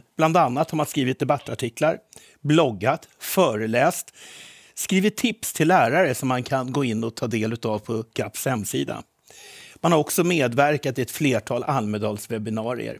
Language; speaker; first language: Swedish; native; Swedish